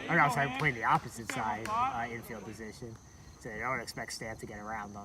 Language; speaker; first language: English; native; English